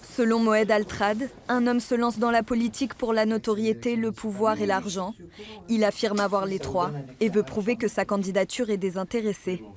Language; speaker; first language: French; native; French